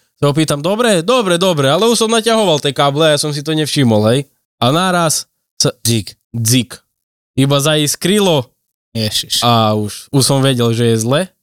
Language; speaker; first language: Slovak; native; Slovak